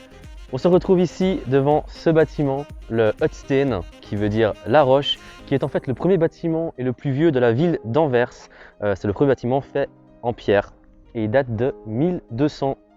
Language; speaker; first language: French; native; French